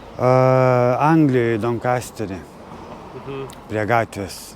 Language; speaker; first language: Lithuanian; native; Lithuanian